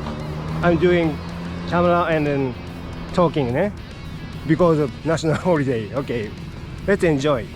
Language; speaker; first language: English; non-native, learner; Japanese